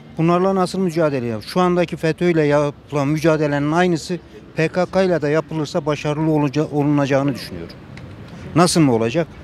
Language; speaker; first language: Turkish; native; Turkish